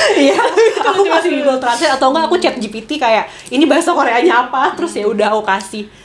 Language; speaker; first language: Indonesian; native; Indonesian